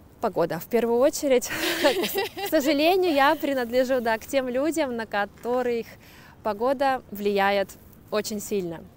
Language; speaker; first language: Russian; native; Russian